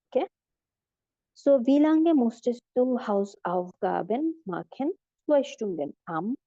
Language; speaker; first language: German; non-native, fluent; Bangla